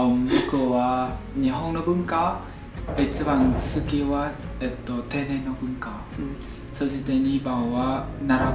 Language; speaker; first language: Japanese; non-native, learner; Vietnamese